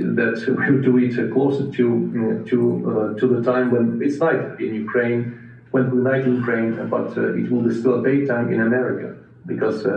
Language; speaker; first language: English; non-native, fluent; Ukrainian